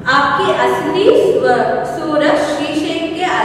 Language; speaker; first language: Hindi; non-native, local second language; Kannada